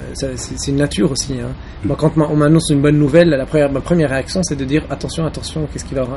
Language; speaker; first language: French; early bilingual, other home language; Arabic